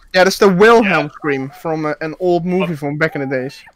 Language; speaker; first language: English; non-native, fluent; Dutch